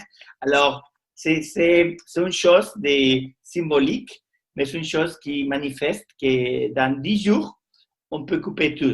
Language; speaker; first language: French; non-native, learner; Spanish